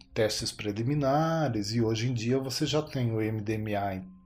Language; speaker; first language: Portuguese; native; Portuguese